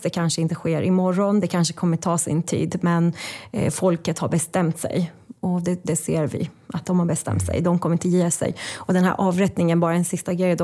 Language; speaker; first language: Swedish; non-native, fluent; Persian